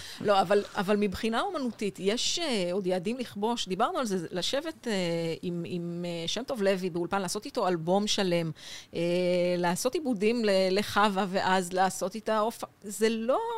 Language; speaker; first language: Hebrew; native; Hebrew